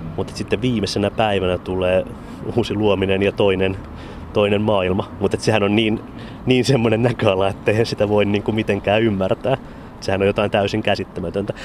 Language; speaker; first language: Finnish; native; Finnish